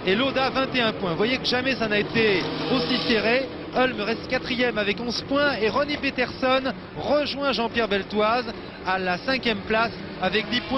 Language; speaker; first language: French; native; French